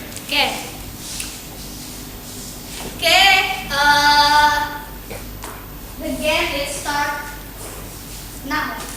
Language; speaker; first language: English; non-native, learner; Indonesian